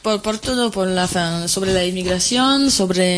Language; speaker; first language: Spanish; non-native, fluent; French